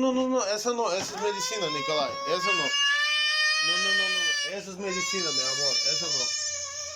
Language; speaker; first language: Spanish; native; Spanish